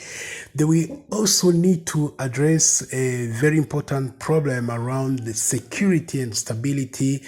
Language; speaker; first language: English; non-native, fluent; Rundi